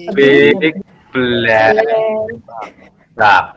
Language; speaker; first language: English; non-native, learner; Indonesian